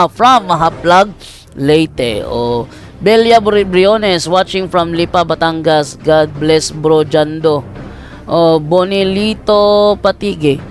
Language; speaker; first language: Filipino; non-native, local second language; Cebuano